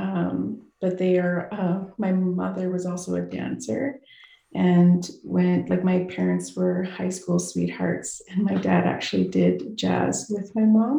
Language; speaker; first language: English; native; English